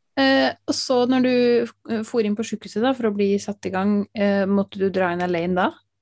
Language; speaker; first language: Norwegian; native; Norwegian